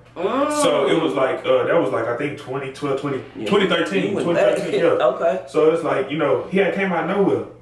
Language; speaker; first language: English; native; English